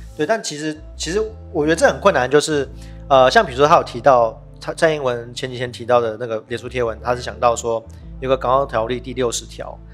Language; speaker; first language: Chinese; native; Chinese